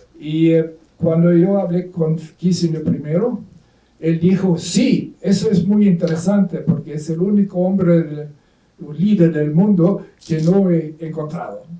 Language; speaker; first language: Spanish; non-native, fluent; Swedish